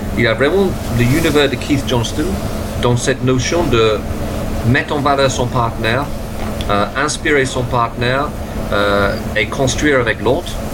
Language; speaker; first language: French; non-native, fluent; English